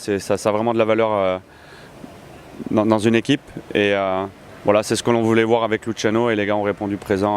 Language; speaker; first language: French; native; French